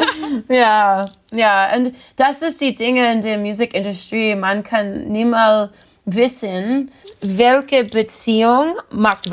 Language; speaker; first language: German; non-native, learner; English